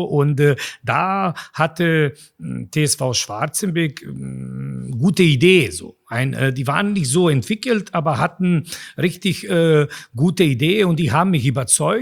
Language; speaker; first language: German; non-native, fluent; Bosnian